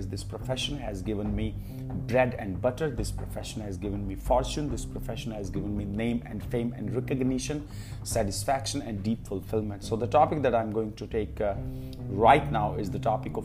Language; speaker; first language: English; non-native, local second language; Hindi